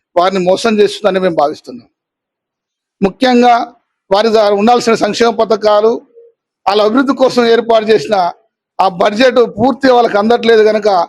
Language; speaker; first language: Telugu; native; Telugu